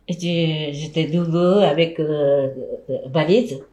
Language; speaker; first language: French; non-native, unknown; Japanese